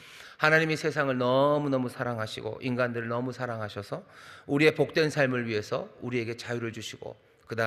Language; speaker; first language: Korean; native; Korean